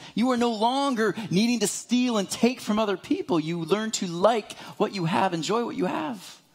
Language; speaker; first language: English; native; English